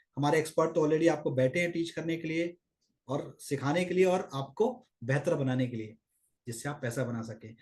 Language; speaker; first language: Hindi; native; Hindi